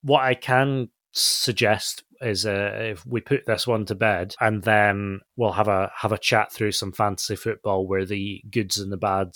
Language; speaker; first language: English; native; English